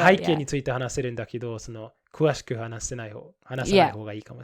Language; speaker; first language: Japanese; non-native, fluent; English